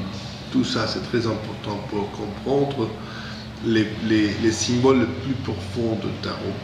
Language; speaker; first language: French; non-native, fluent; English